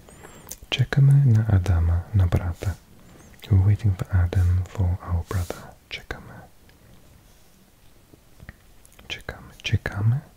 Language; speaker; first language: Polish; non-native, learner; English